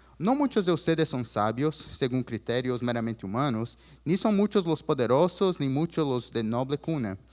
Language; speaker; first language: Spanish; early bilingual, other home language; Portuguese